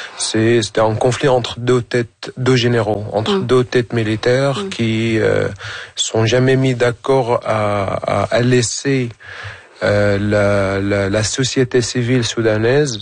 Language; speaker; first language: French; non-native, fluent; Arabic